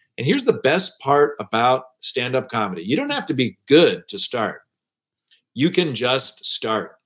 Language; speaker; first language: English; native; English